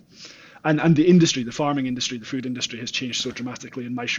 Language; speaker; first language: English; native; English